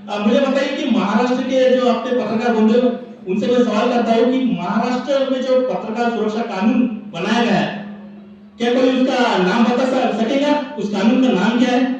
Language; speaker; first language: Hindi; non-native, local second language; Marathi